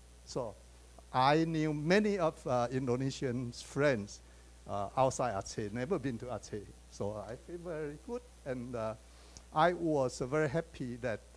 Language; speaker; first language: English; non-native, fluent; Chinese